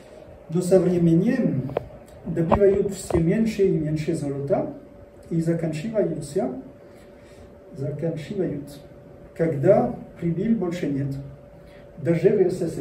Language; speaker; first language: Russian; non-native, learner; French